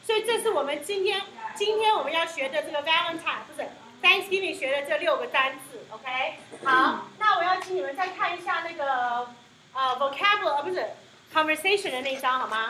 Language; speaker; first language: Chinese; early bilingual, heritage; Chinese